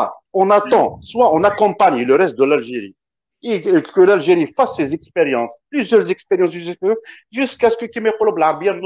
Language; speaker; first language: French; non-native, local second language; Kabyle